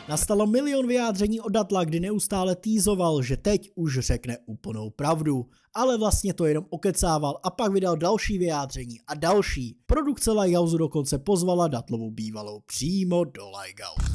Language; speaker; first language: Czech; native; Czech